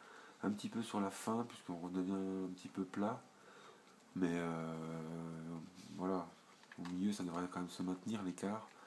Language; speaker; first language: French; native; French